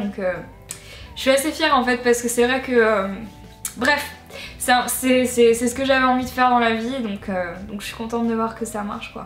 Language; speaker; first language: French; native; French